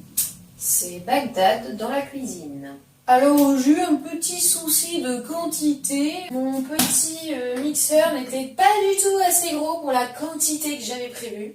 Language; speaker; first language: French; native; French